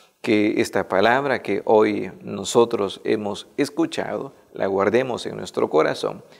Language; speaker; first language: Spanish; native; Spanish